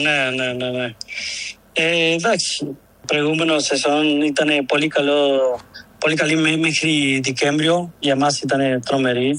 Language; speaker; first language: Greek; non-native, learner; Spanish